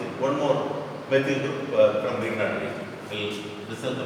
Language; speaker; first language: English; non-native, local second language; Tamil